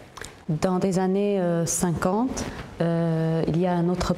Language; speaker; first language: French; non-native, fluent; Hungarian